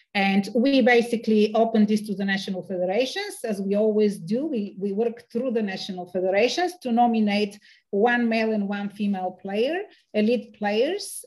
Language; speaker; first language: English; non-native, fluent; Bulgarian